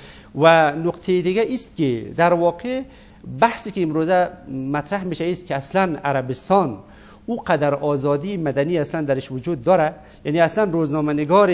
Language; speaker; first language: Persian; native; Persian